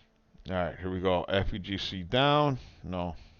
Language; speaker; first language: English; native; English